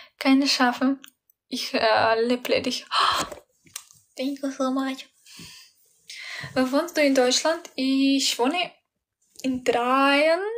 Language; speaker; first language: German; non-native, learner; Ukrainian